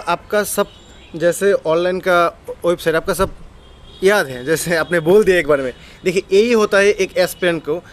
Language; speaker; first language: Hindi; non-native, local second language; Bangla